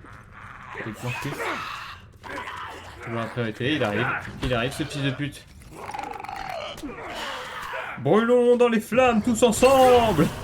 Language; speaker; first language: French; native; French